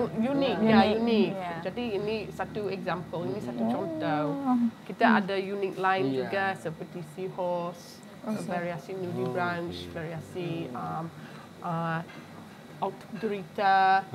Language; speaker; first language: Indonesian; non-native, fluent; English